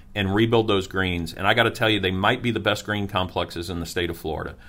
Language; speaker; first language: English; native; English